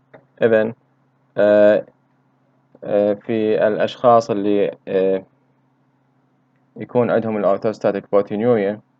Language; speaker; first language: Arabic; native; Arabic